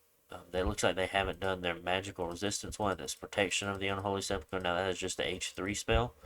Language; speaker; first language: English; native; English